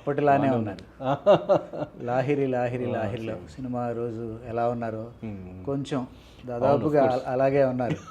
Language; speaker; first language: Telugu; native; Telugu